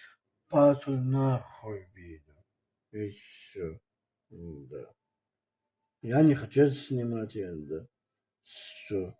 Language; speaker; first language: Russian; non-native, local second language; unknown